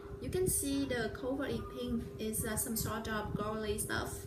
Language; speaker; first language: English; non-native, learner; Vietnamese